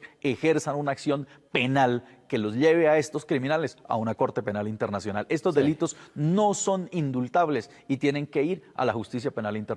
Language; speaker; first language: Spanish; native; Spanish